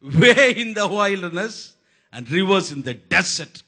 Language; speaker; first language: English; non-native, local second language; Tamil